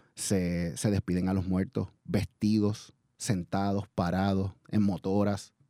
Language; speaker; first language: Spanish; native; Spanish